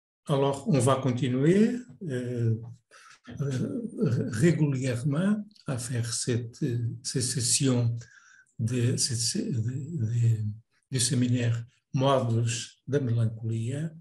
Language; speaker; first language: French; non-native, fluent; Portuguese